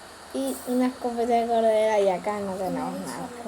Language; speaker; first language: Spanish; native; Spanish